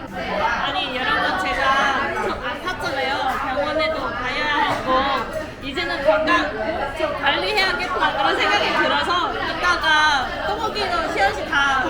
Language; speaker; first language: Korean; non-native, fluent; Vietnamese